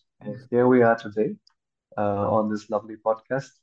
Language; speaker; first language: English; non-native, local second language; Hindi